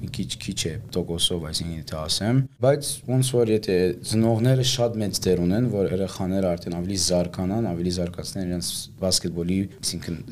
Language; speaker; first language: Armenian; early bilingual, heritage; Armenian